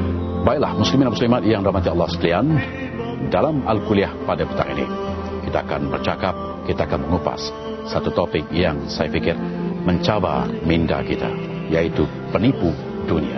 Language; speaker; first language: Malay; native; Malay